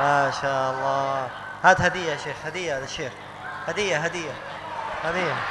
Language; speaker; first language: Arabic; native; Arabic